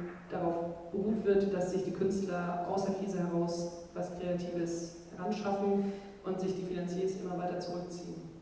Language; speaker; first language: German; native; German